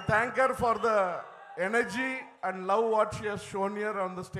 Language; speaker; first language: Telugu; non-native, learner; Tamil